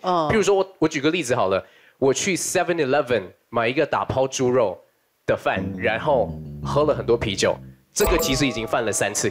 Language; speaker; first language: Chinese; native; Chinese